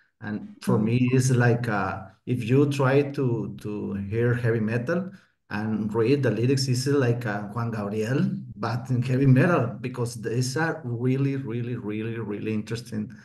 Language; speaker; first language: English; non-native, learner; Spanish